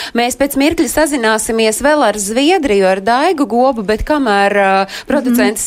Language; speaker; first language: Latvian; native; Latvian